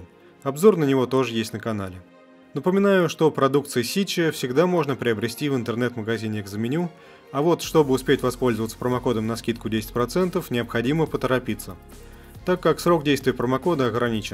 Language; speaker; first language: Russian; native; Russian